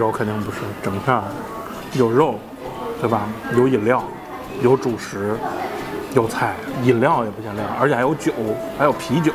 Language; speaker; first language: Chinese; native; Chinese